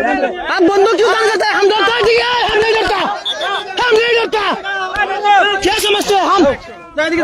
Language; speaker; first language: Hindi; non-native, learner; Bangla